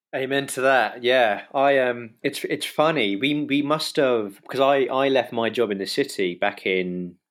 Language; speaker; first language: English; native; English